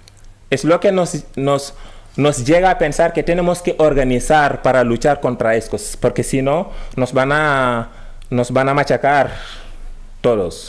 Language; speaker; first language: Spanish; non-native, fluent; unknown